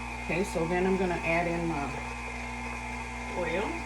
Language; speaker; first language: English; native; English